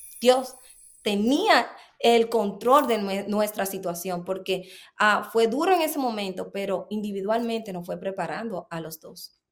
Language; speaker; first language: Spanish; native; Spanish